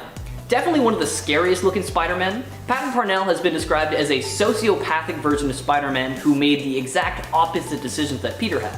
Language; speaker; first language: English; native; English